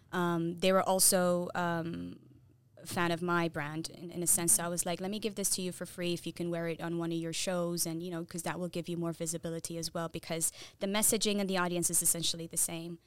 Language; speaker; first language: English; non-native, fluent; Tigrinya